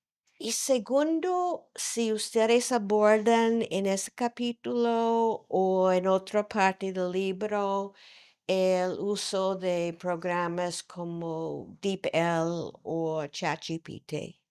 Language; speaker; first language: Spanish; non-native, fluent; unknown